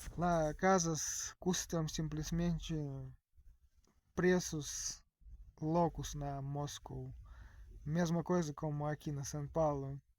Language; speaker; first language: Portuguese; non-native, learner; Russian